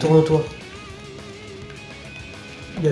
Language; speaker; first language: French; native; French